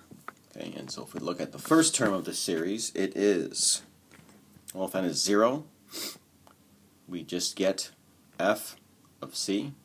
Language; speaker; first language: English; native; English